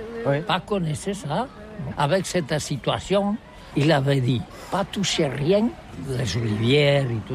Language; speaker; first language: French; non-native, learner; Catalan